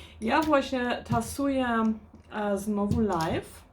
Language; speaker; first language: Polish; early bilingual, heritage; Polish